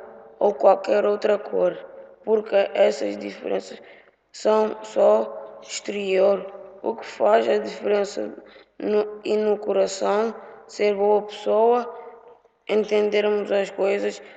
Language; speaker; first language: Portuguese; early bilingual, other home language; Upper Guinea Crioulo